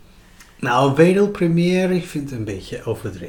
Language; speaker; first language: Dutch; non-native, fluent; Spanish